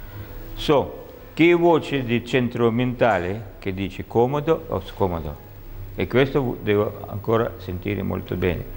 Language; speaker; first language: Italian; non-native, learner; Russian